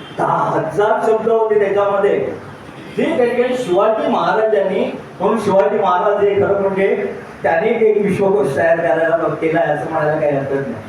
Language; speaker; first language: Marathi; native; Marathi